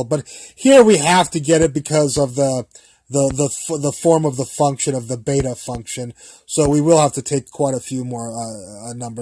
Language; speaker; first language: English; native; English